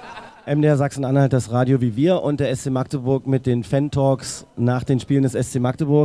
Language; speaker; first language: German; native; German